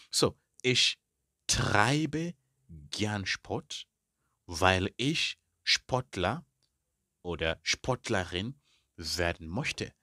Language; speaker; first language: German; non-native, fluent; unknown